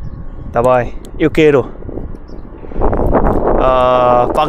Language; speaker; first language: Portuguese; non-native, learner; Bangla